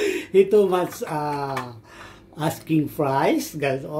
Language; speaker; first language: English; non-native, learner; Filipino